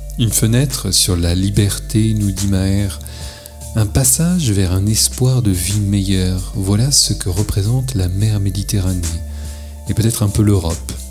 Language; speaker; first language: French; native; French